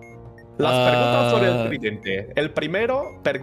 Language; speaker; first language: Spanish; non-native, learner; Portuguese